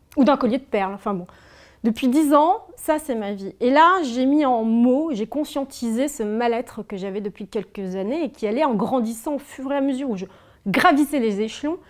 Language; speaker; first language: French; native; French